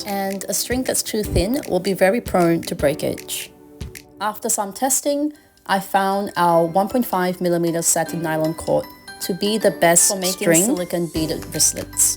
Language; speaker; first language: English; native; English